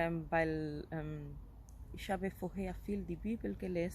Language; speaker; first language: German; non-native, fluent; Spanish